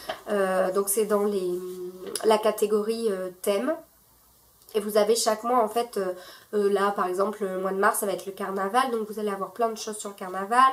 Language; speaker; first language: French; native; French